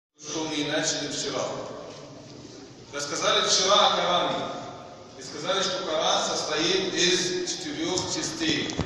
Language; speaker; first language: Russian; non-native, fluent; Arabic